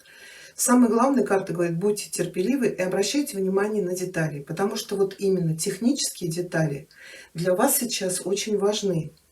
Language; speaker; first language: Russian; native; Russian